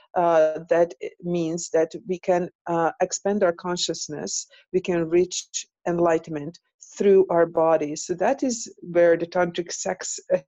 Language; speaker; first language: English; non-native, fluent; Hungarian